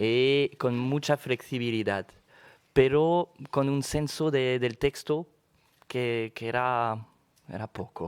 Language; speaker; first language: Spanish; non-native, fluent; French